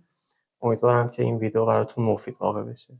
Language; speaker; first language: Persian; native; Persian